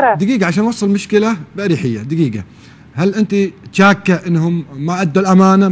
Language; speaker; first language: Arabic; native; Arabic